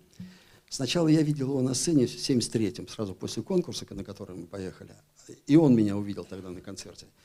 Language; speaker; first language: Russian; native; Russian